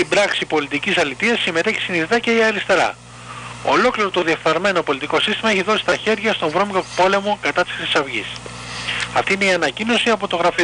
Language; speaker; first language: Greek; native; Greek